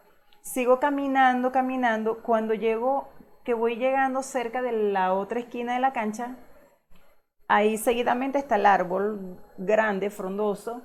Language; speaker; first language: Spanish; native; Spanish